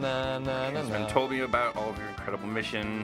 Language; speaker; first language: English; native; English